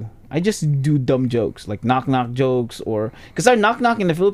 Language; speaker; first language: English; non-native, local second language; Pampanga